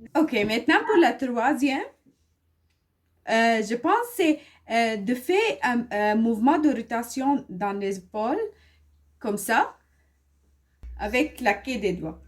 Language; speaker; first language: French; non-native, learner; Arabic